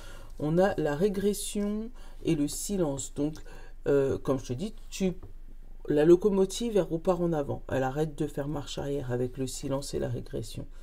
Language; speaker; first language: French; native; French